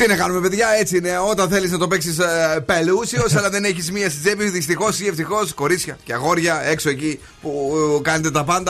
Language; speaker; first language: Greek; native; Greek